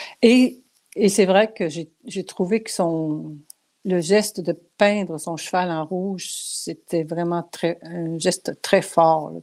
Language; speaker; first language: French; non-native, local second language; Cree